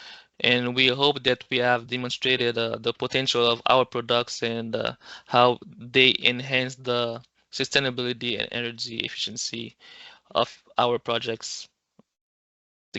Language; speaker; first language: English; non-native, local second language; French